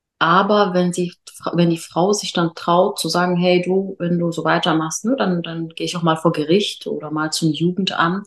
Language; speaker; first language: German; early bilingual, other home language; Arabic